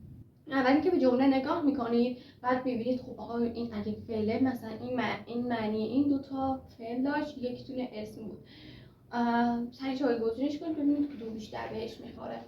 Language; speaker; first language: Persian; native; Persian